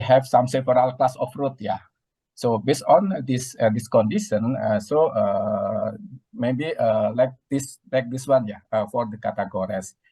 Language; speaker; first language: English; non-native, learner; Indonesian